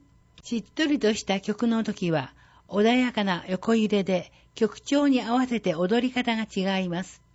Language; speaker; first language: Japanese; native; Japanese